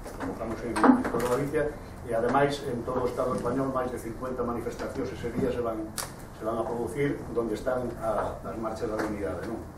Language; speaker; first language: Galician; native; Galician